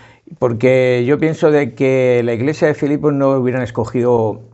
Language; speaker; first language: Spanish; native; Spanish